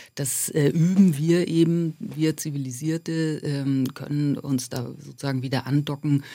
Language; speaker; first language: German; native; German